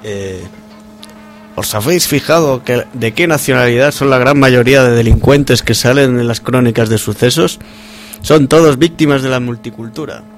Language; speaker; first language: Spanish; non-native, local second language; Catalan